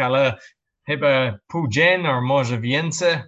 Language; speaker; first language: Polish; non-native, learner; English